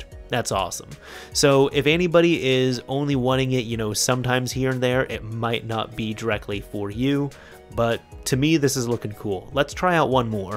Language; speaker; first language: English; native; English